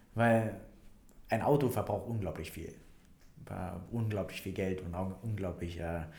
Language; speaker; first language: German; non-native, fluent; Vietnamese